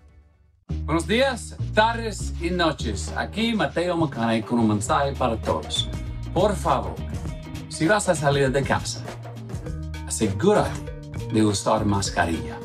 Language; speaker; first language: Spanish; non-native, learner; English